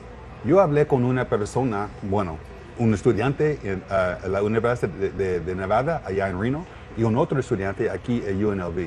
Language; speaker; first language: Spanish; non-native, learner; English